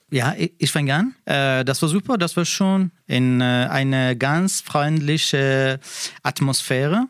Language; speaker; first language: German; non-native, learner; Persian